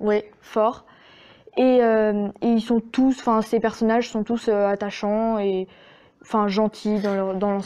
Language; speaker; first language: French; native; French